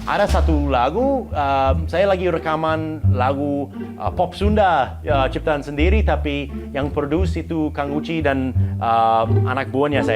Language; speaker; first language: Indonesian; non-native, fluent; English